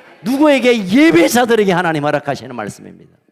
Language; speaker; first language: Korean; native; Korean